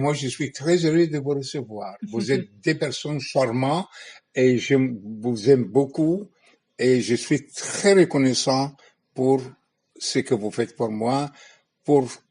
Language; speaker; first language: French; non-native, fluent; Arabic